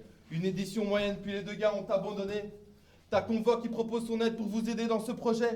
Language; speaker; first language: French; native; French